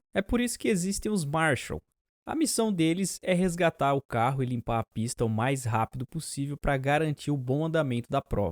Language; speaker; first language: Portuguese; native; Portuguese